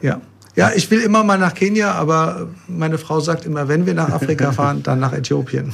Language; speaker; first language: German; native; German